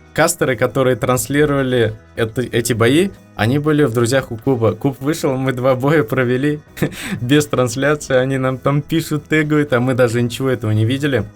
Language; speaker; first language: Russian; native; Russian